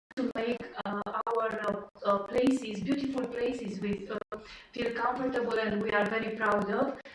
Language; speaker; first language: English; non-native, fluent; Romanian